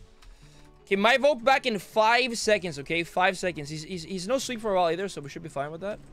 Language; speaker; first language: English; non-native, fluent; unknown